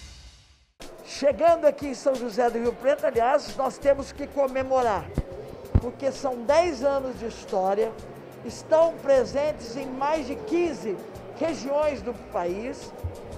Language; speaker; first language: Portuguese; native; Portuguese